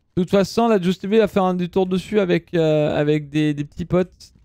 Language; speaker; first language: French; early bilingual, other home language; Italian